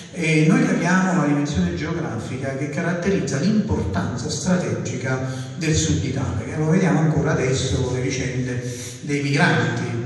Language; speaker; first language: Italian; native; Italian